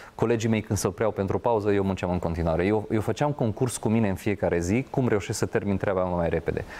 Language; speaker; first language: Romanian; non-native, local second language; Hungarian